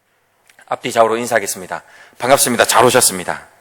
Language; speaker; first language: Korean; native; Korean